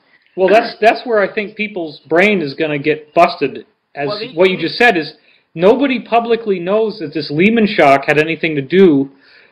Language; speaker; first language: English; native; English